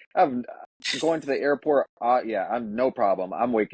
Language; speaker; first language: English; native; English